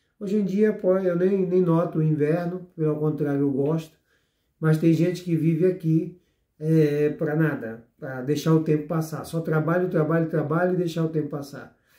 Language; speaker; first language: Portuguese; native; Portuguese